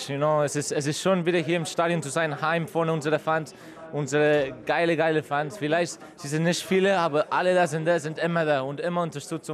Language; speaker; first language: German; non-native, fluent; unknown